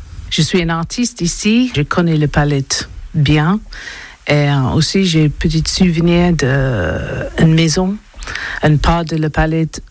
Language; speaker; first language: French; non-native, learner; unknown